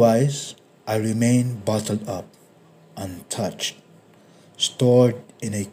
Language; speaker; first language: English; non-native, local second language; Filipino